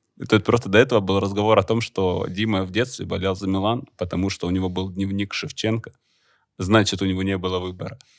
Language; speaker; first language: Russian; native; Russian